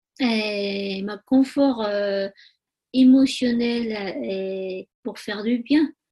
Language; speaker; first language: French; non-native, learner; Tibetan